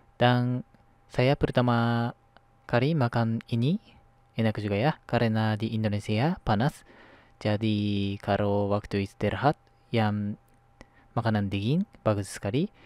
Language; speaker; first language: Indonesian; non-native, learner; Japanese